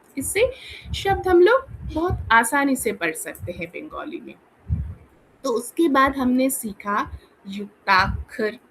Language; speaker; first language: Hindi; non-native, local second language; Bangla